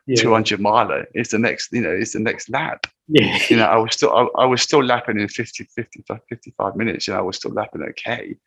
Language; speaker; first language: English; native; English